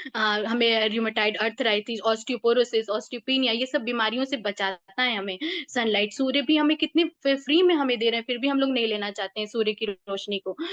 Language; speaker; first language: Hindi; native; Hindi